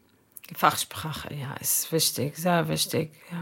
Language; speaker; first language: German; non-native, learner; Arabic